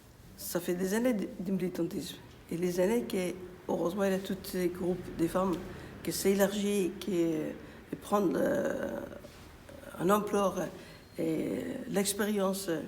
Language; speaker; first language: French; non-native, fluent; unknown